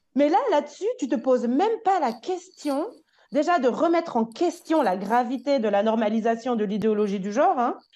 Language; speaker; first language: French; native; French